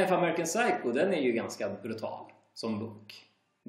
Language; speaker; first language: Swedish; native; Swedish